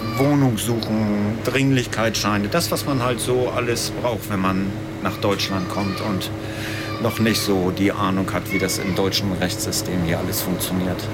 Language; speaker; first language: German; native; German